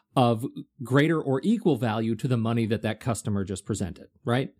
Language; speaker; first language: English; native; English